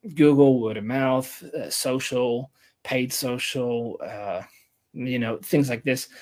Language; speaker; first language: English; native; English